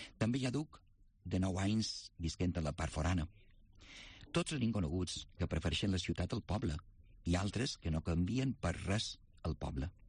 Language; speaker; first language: Catalan; native; Catalan